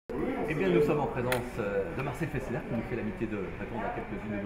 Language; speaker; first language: French; native; French